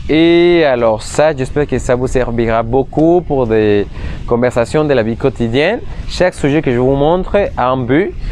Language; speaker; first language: French; non-native, fluent; Spanish